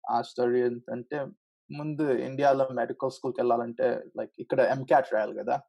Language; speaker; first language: Telugu; early bilingual, heritage; Telugu